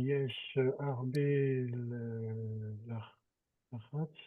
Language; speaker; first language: Hebrew; non-native, learner; French